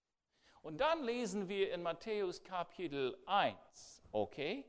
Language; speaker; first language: German; non-native, fluent; English